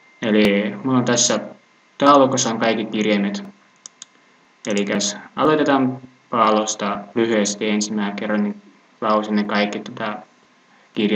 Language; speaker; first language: Finnish; non-native, fluent; Russian